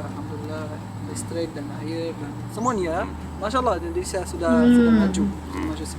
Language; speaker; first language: Indonesian; non-native, fluent; Arabic